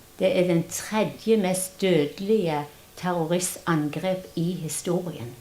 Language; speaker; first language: Norwegian; non-native, fluent; Hebrew